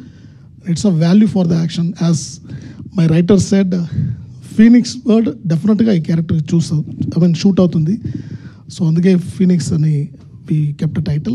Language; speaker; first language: Telugu; non-native, learner; Tamil